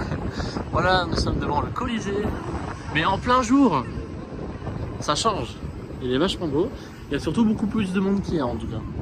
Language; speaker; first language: French; native; French